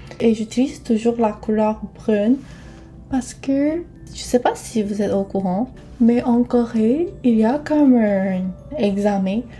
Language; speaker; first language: French; non-native, fluent; Korean